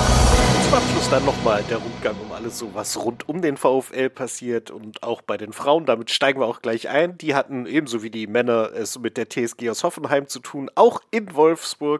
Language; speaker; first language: German; native; German